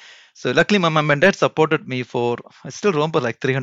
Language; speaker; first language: English; non-native, local second language; Malayalam